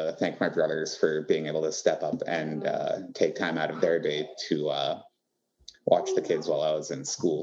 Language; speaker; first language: English; native; English